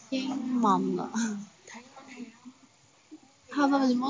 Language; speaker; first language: English; non-native, learner; Chinese